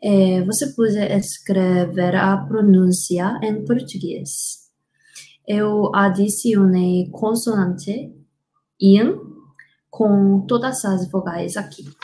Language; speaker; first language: Portuguese; non-native, learner; Korean